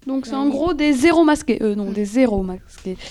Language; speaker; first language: French; native; French